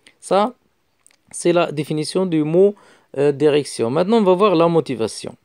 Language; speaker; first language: French; non-native, local second language; Arabic